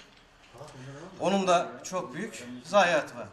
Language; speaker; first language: Turkish; native; Turkish